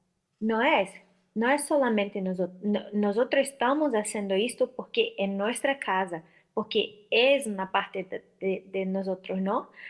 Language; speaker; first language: Spanish; non-native, learner; Portuguese